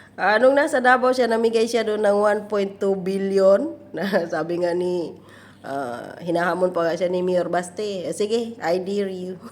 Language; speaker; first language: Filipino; non-native, local second language; Cebuano